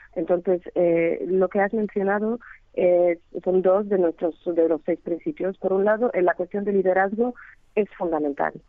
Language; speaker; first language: Spanish; non-native, fluent; Polish